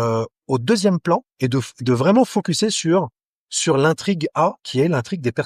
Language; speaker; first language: French; native; French